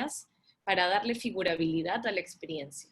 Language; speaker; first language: Spanish; native; Spanish